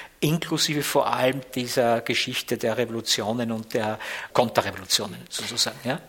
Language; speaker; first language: German; native; German